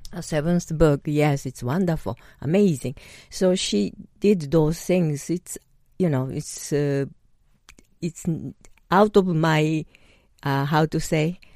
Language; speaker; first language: English; non-native, fluent; Japanese